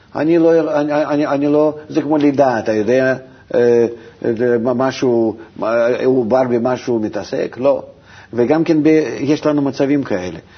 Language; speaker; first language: Hebrew; non-native, fluent; Russian